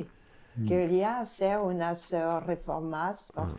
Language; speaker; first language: Spanish; non-native, fluent; French